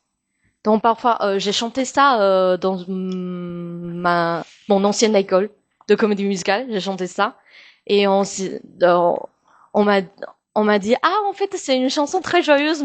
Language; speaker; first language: French; non-native, fluent; Min Nan Chinese